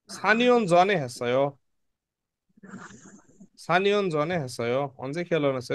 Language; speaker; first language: Korean; non-native, learner; Bangla